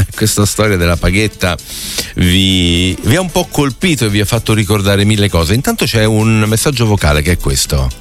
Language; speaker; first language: Italian; native; Italian